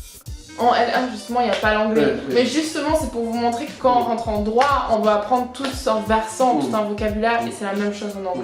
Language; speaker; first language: French; early bilingual, other home language; English